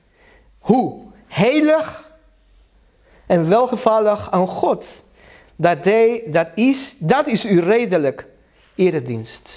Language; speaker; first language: Dutch; non-native, learner; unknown